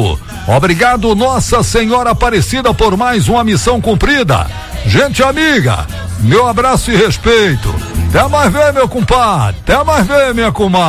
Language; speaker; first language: Portuguese; native; Portuguese